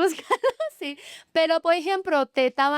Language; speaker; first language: Spanish; non-native, fluent; Chinese